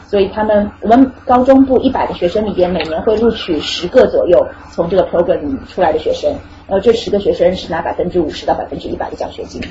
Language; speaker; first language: Chinese; native; Chinese